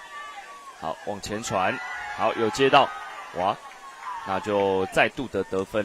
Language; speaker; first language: Chinese; native; Chinese